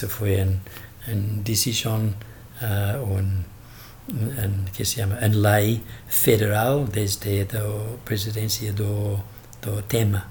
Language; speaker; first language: Portuguese; non-native, fluent; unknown